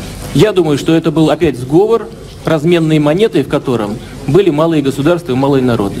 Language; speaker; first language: Russian; native; Russian